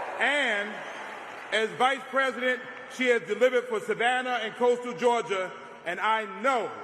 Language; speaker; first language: English; native; English